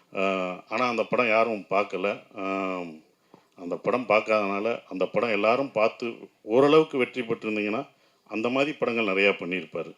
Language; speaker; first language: Tamil; native; Tamil